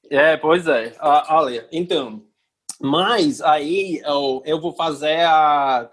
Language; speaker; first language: Portuguese; non-native, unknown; English